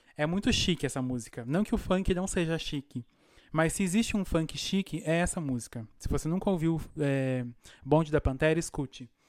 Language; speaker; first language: Portuguese; native; Portuguese